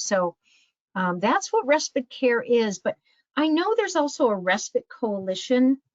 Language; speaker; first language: English; native; English